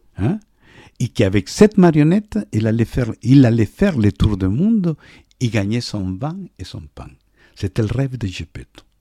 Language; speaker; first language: French; non-native, fluent; Spanish